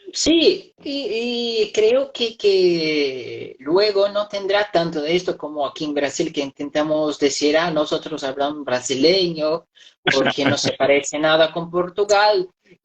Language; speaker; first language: Spanish; non-native, fluent; Portuguese